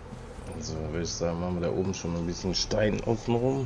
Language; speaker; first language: German; native; German